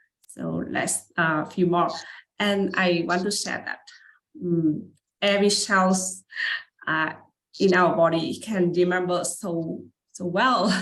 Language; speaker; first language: English; non-native, learner; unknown